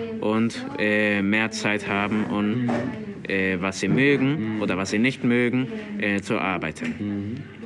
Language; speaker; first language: German; non-native, learner; Spanish